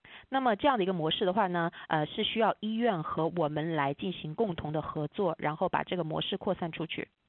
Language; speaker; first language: Chinese; native; Chinese